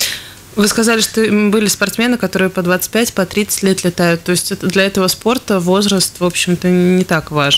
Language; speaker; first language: Russian; native; Russian